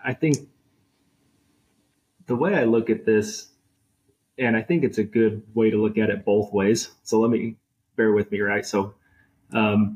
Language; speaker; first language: English; native; English